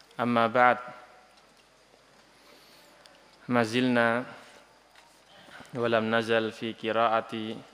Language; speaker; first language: Arabic; non-native, fluent; Indonesian